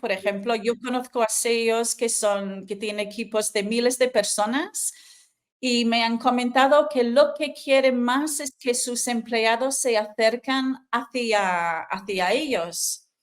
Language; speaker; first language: Spanish; non-native, fluent; English